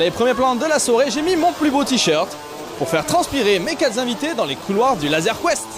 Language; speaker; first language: French; native; French